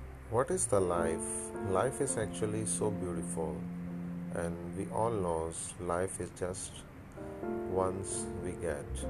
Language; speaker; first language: English; non-native, local second language; Urdu